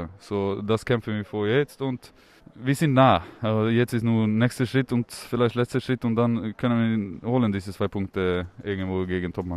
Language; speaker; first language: German; non-native, learner; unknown